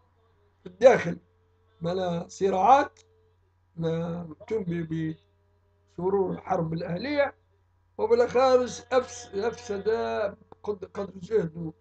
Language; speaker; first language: Arabic; native; Arabic